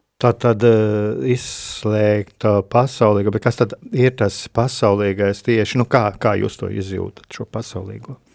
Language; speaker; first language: Latvian; native; Latvian